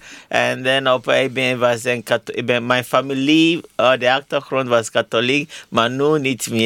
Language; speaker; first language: Dutch; non-native, learner; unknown